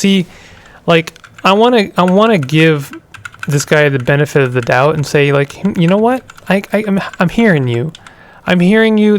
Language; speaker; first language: English; native; English